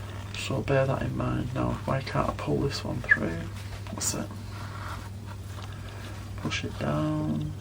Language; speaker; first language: English; native; English